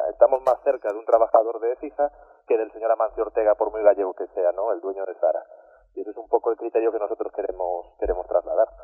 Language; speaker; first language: Spanish; native; Spanish